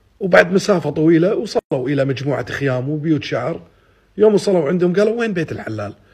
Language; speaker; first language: Arabic; native; Arabic